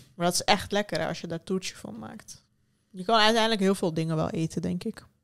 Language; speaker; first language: Dutch; early bilingual, other home language; Turkish